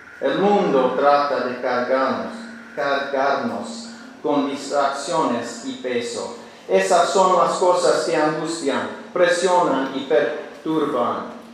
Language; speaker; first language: Spanish; non-native, learner; English